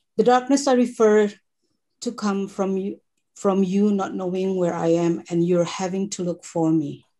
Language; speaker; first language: English; non-native, fluent; Indonesian